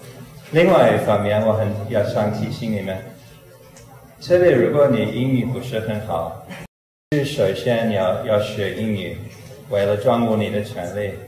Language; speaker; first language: Chinese; non-native, fluent; English